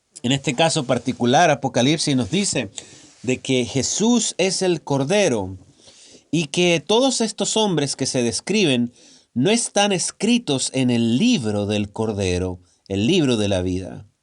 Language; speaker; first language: Spanish; native; Spanish